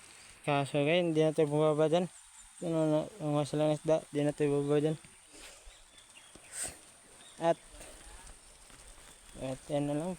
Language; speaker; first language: Filipino; non-native, local second language; Cebuano